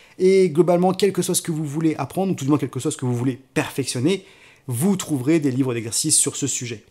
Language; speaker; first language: French; native; French